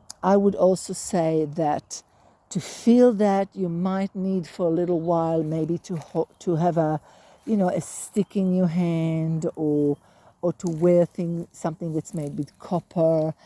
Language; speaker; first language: English; native; English